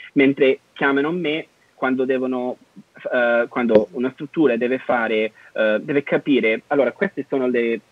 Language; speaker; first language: Italian; non-native, fluent; English